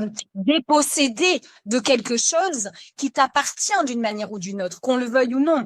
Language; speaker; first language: French; native; French